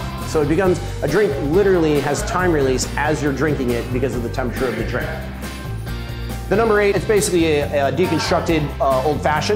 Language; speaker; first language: English; native; English